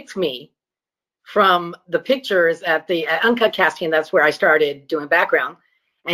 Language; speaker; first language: English; early bilingual, other home language; Greek